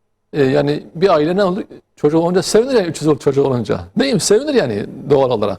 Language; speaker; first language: Turkish; native; Turkish